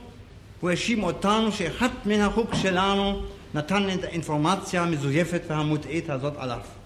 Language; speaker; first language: Hebrew; non-native, fluent; German